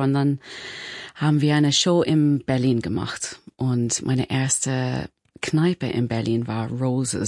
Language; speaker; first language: German; non-native, learner; English